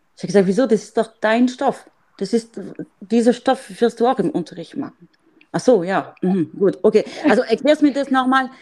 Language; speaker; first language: German; non-native, fluent; French